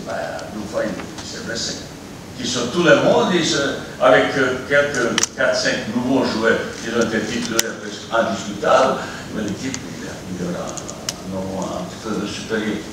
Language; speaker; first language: French; non-native, fluent; Bosnian